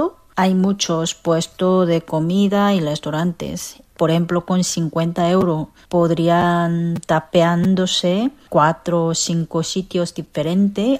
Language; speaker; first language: Spanish; non-native, learner; Korean